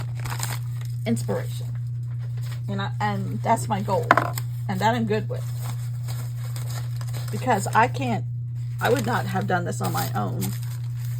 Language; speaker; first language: English; native; English